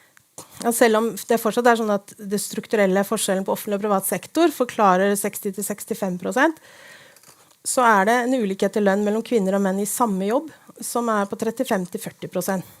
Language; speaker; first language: Norwegian; native; Norwegian